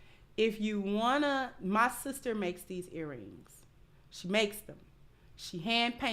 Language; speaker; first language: English; native; English